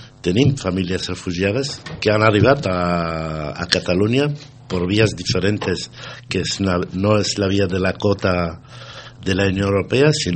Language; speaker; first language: Catalan; non-native, fluent; Arabic